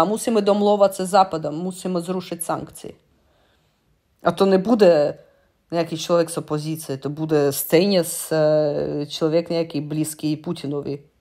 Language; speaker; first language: Czech; non-native, learner; Russian